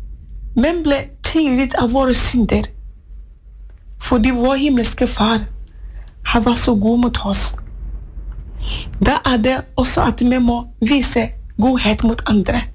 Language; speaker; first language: Norwegian; non-native, fluent; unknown